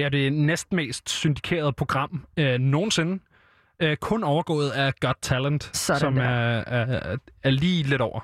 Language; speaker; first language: Danish; native; Danish